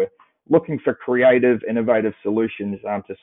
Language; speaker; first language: English; native; English